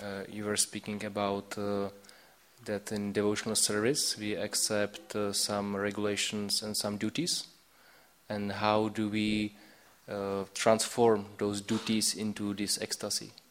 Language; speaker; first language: English; non-native, fluent; Czech